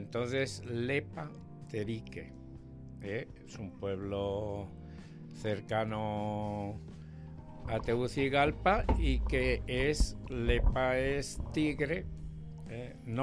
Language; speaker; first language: Spanish; native; Spanish